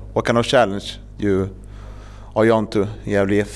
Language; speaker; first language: English; non-native, fluent; Swedish